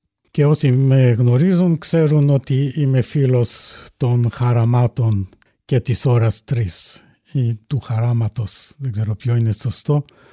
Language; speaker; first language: Greek; early bilingual, heritage; Greek